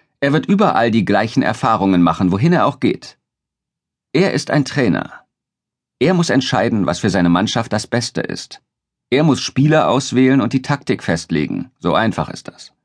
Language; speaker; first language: German; native; German